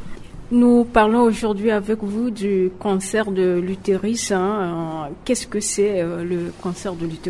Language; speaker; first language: French; non-native, local second language; Sango